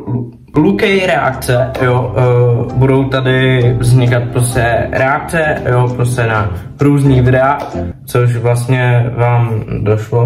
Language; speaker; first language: Czech; native; Czech